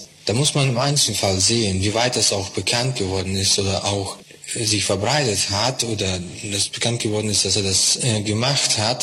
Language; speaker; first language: German; non-native, fluent; Russian